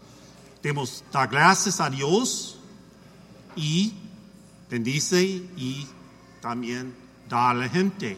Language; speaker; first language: Spanish; non-native, learner; English